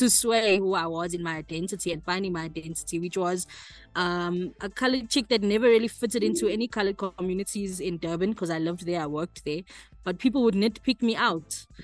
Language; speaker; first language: English; native; English